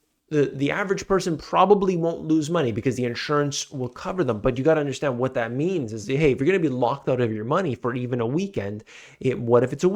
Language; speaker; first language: English; native; English